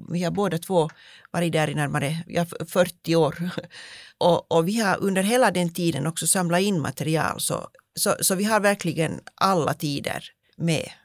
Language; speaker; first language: Swedish; native; Swedish